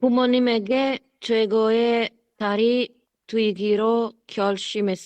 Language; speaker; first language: Korean; non-native, learner; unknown